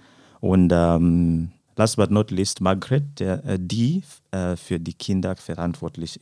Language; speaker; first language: German; non-native, fluent; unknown